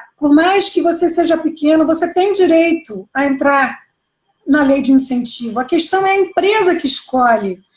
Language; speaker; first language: Portuguese; native; Portuguese